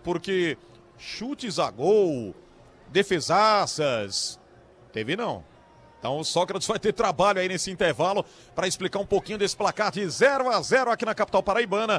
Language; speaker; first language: Portuguese; native; Portuguese